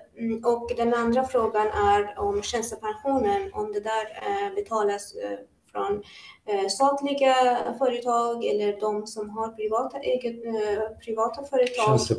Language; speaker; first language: Swedish; non-native, fluent; Persian